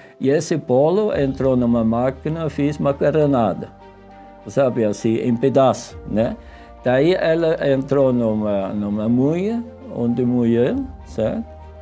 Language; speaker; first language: Portuguese; non-native, fluent; Swiss German